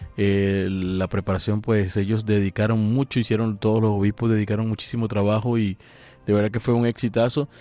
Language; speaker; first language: Spanish; native; Spanish